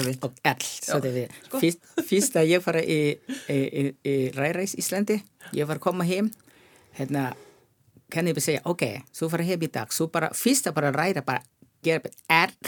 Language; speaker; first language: Icelandic; non-native, learner; Thai